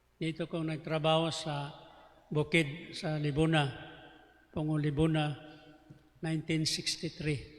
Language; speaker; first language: Cebuano; native; Cebuano